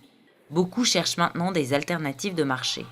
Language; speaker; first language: French; native; French